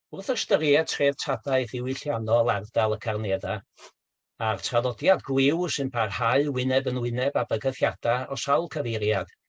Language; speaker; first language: Welsh; native; Welsh